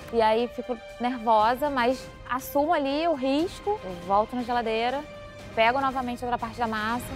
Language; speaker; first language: Portuguese; native; Portuguese